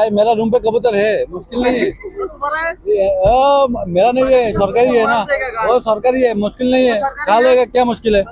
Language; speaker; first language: Hindi; non-native, learner; Bangla